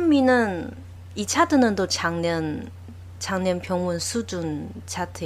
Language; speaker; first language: Korean; non-native, learner; Chinese